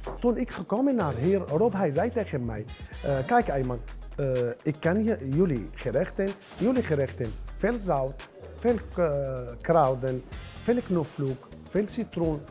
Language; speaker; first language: Dutch; non-native, learner; Arabic